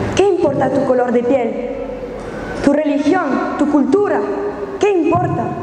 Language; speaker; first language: Spanish; non-native, fluent; French